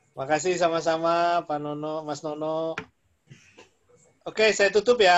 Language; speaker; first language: Indonesian; native; Indonesian